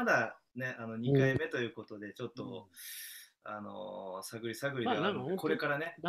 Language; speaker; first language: Japanese; native; Japanese